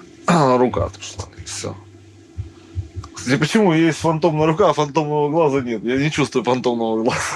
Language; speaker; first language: Russian; native; Russian